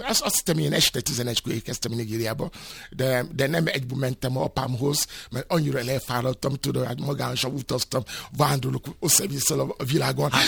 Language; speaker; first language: Hungarian; non-native, fluent; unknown